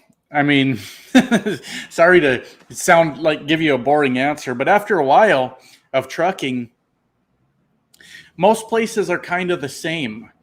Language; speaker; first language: English; native; English